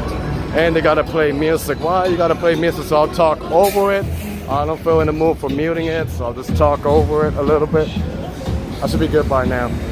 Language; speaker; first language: English; non-native, local second language; Spanish